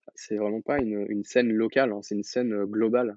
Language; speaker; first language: French; native; French